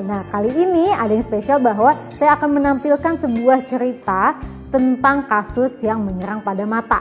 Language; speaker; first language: Indonesian; native; Indonesian